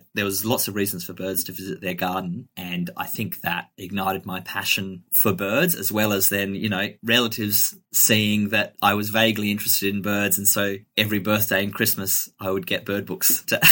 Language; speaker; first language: English; native; English